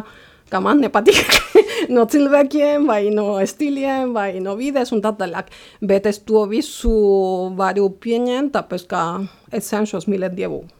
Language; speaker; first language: Latvian; non-native, fluent; Spanish